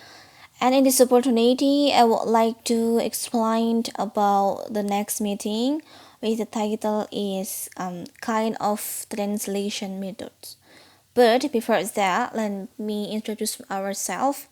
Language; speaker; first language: English; non-native, learner; Indonesian